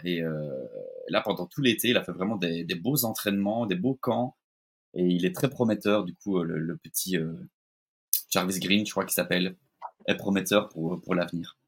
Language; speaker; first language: French; native; French